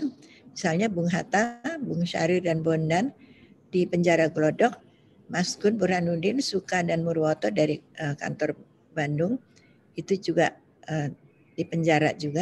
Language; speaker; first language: Indonesian; native; Indonesian